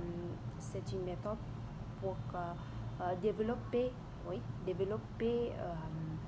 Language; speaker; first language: French; non-native, learner; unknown